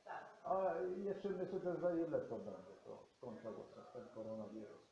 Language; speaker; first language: Polish; non-native, learner; Slovenian